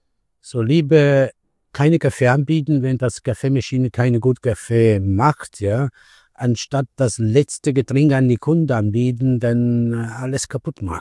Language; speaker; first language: German; non-native, fluent; Italian